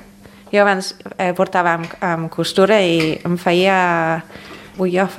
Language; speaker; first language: Catalan; non-native, fluent; English